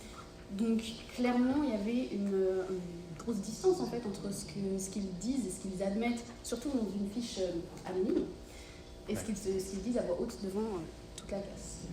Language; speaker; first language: French; native; French